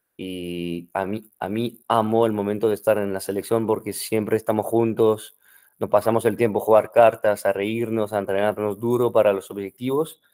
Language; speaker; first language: Spanish; non-native, fluent; French